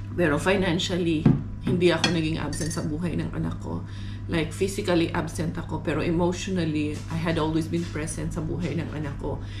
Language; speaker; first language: Filipino; non-native, local second language; Cebuano